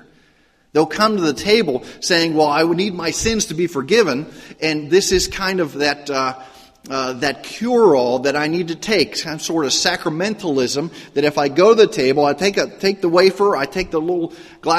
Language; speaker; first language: English; native; English